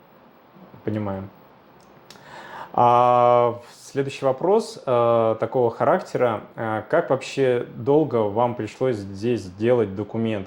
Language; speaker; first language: Russian; native; Russian